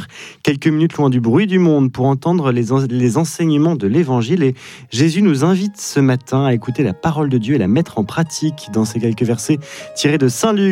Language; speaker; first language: French; native; French